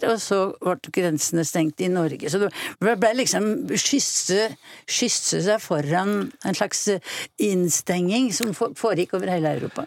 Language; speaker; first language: Norwegian; native; Norwegian